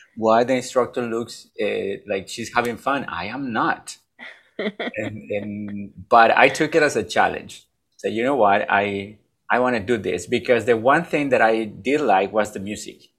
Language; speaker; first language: English; non-native, fluent; Spanish